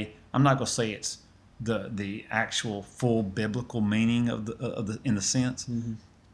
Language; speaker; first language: English; native; English